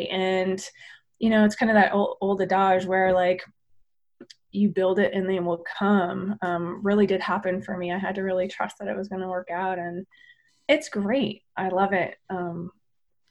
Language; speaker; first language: English; native; English